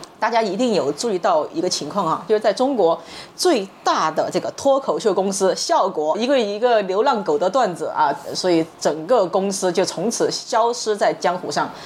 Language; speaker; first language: Chinese; native; Chinese